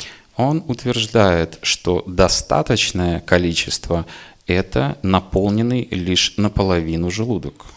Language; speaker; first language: Russian; native; Russian